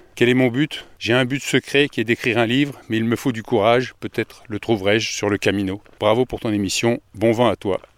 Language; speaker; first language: French; native; French